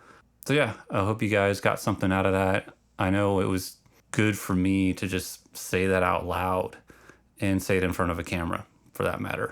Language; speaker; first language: English; native; English